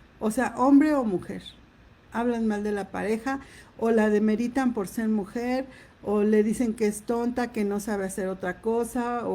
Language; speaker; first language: Spanish; native; Spanish